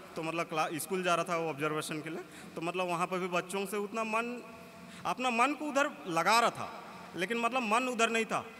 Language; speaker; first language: Hindi; native; Hindi